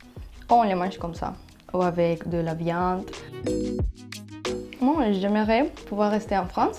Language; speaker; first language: French; non-native, fluent; Spanish